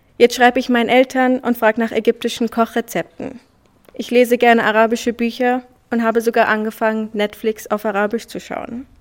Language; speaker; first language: German; early bilingual, other home language; Swiss German